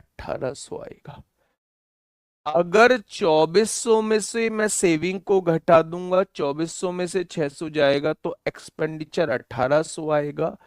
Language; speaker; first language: Hindi; native; Hindi